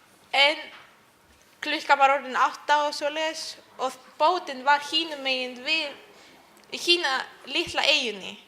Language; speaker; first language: Icelandic; early bilingual, other home language; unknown